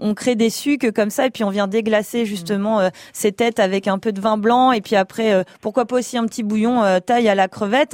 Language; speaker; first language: French; native; French